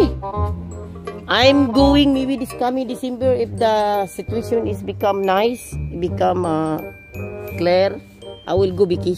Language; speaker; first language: English; non-native, local second language; Filipino